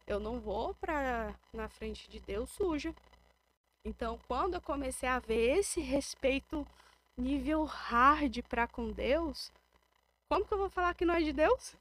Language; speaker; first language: Portuguese; native; Portuguese